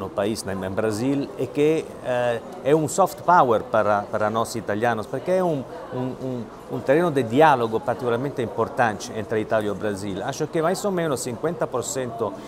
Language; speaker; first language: Portuguese; non-native, fluent; Italian